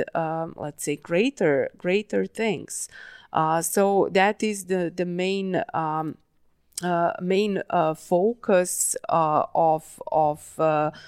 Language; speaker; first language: English; non-native, fluent; Serbian